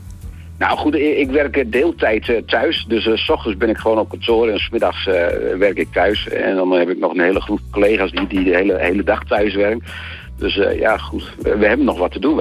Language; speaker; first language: Dutch; native; Dutch